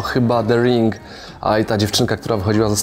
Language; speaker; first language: Polish; native; Polish